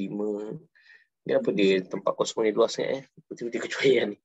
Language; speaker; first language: Malay; native; Malay